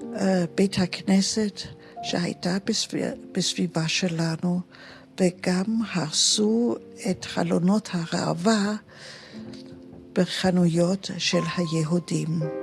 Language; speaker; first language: Hebrew; non-native, fluent; German